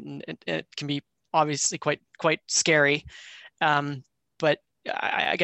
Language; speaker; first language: English; native; English